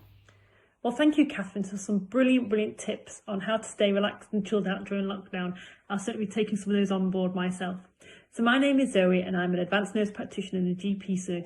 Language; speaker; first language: English; native; English